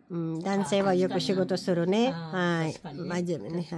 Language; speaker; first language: Japanese; non-native, learner; Filipino